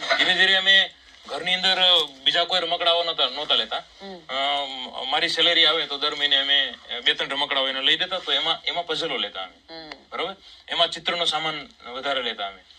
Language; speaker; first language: Gujarati; native; Gujarati